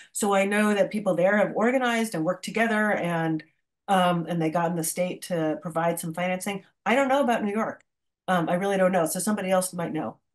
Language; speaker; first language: English; native; English